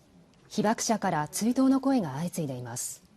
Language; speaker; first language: Japanese; native; Japanese